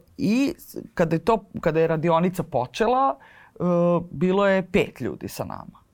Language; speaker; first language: Serbian; native; Serbian